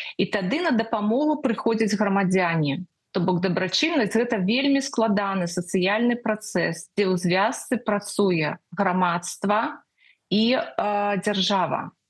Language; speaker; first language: Belarusian; native; Belarusian